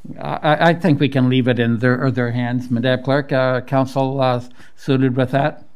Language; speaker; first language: English; native; English